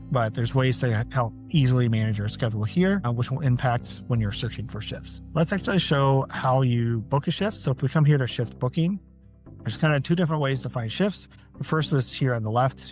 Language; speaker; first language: English; native; English